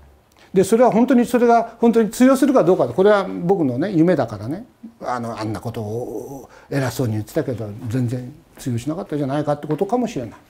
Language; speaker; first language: Japanese; native; Japanese